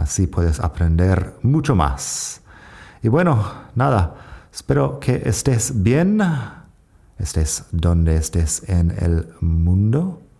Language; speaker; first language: Spanish; non-native, fluent; English